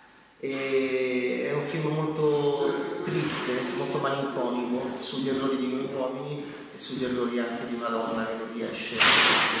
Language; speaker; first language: Italian; native; Italian